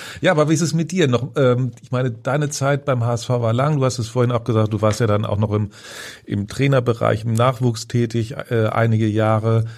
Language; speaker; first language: German; native; German